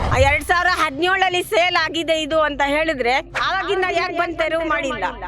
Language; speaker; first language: Kannada; non-native, local second language; Urdu